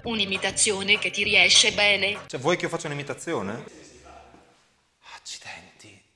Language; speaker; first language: Italian; native; Italian